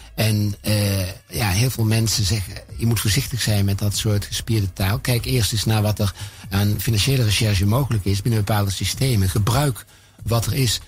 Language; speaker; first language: Dutch; native; Dutch